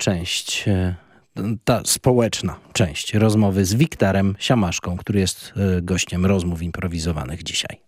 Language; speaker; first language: Polish; native; Polish